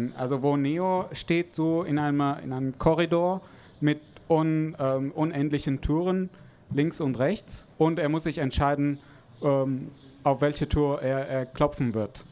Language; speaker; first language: German; non-native, fluent; Arabic